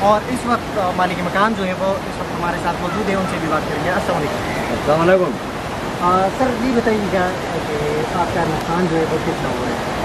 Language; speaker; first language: Hindi; non-native, local second language; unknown